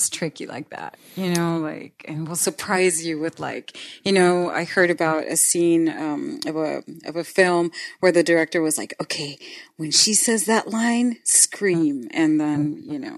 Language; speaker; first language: English; non-native, fluent; Spanish